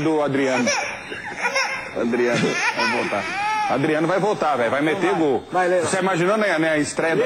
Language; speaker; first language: Portuguese; native; Portuguese